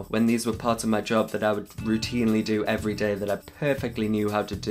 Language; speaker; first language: English; native; English